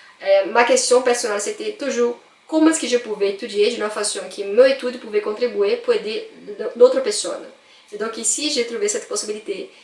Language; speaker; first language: French; non-native, fluent; Portuguese